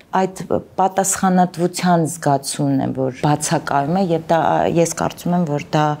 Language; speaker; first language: Armenian; native; Armenian